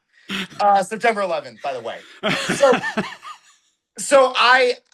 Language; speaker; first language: English; native; English